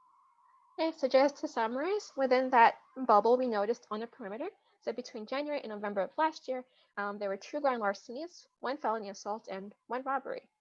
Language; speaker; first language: English; native; English